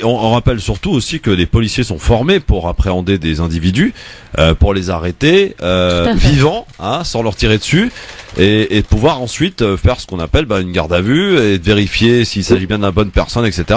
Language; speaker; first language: French; native; French